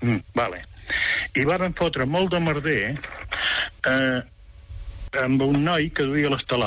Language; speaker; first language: Catalan; native; Catalan